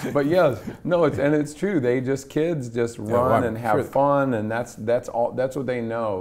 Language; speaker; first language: English; native; English